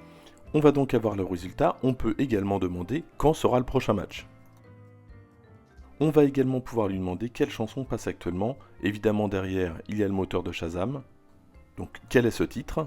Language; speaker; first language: French; native; French